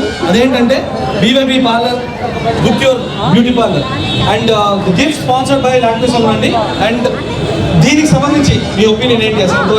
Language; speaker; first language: Telugu; native; Telugu